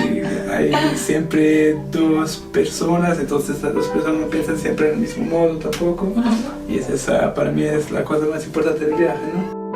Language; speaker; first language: Spanish; non-native, fluent; Portuguese